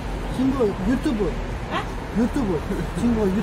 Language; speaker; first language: Korean; non-native, learner; Turkish